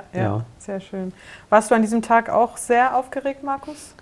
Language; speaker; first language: German; native; German